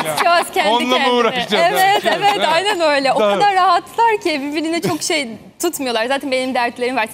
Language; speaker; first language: Turkish; non-native, fluent; Portuguese